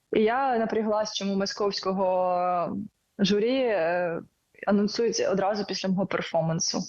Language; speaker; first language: Ukrainian; native; Ukrainian